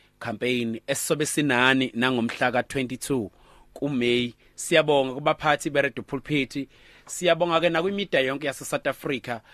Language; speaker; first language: Zulu; native; Zulu